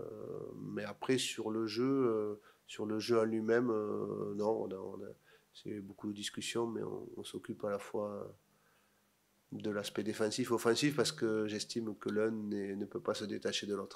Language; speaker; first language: French; native; French